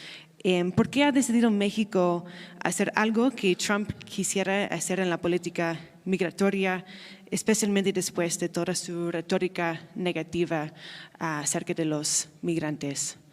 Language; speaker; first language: Spanish; non-native, fluent; English